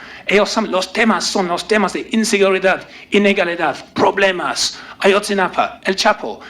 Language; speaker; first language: Spanish; non-native, learner; English